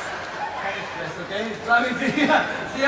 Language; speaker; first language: German; non-native, learner; French